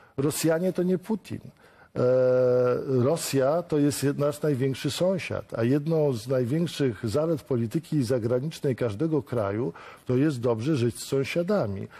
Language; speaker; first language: Polish; native; Polish